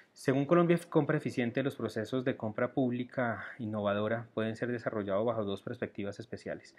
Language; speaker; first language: Spanish; native; Spanish